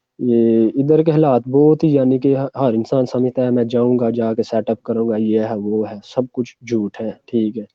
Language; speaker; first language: Urdu; non-native, local second language; Punjabi